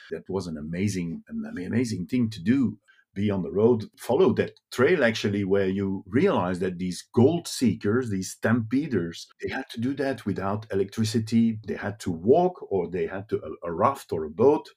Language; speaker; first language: English; non-native, fluent; Dutch